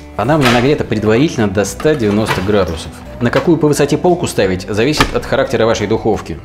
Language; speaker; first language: Russian; native; Russian